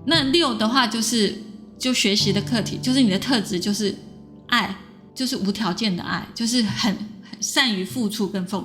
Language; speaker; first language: Chinese; native; Chinese